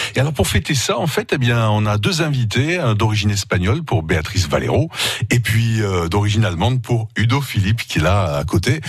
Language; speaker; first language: French; native; French